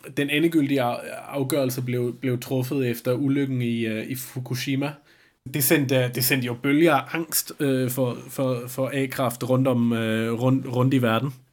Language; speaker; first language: Danish; native; Danish